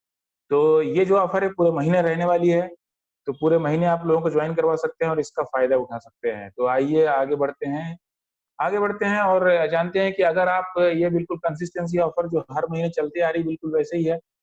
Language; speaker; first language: Hindi; native; Hindi